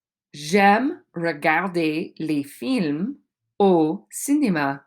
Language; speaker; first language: French; non-native, fluent; English